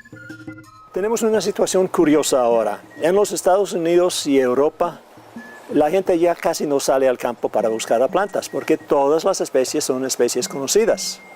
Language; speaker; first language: Spanish; non-native, fluent; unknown